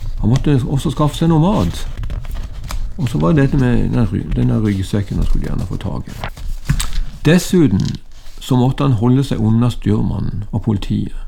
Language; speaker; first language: Norwegian; native; Norwegian